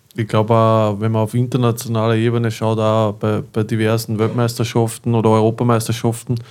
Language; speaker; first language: German; native; German